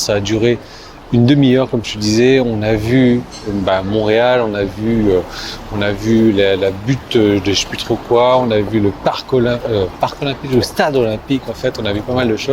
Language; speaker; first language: French; native; French